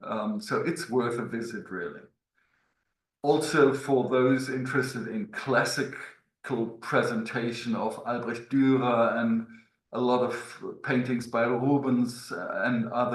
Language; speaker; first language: English; non-native, fluent; German